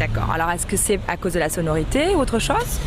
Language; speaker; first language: French; native; French